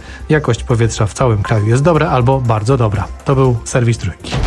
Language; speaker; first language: Polish; native; Polish